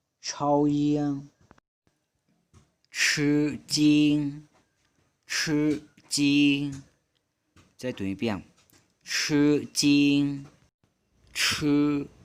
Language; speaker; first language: Chinese; non-native, fluent; Hmong